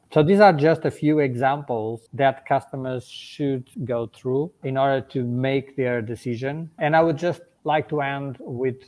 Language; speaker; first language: English; non-native, fluent; Portuguese